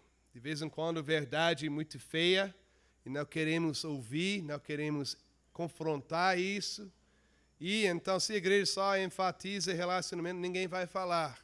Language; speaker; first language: Portuguese; non-native, fluent; English